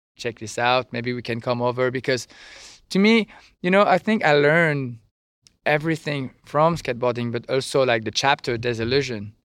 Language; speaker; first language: English; non-native, fluent; French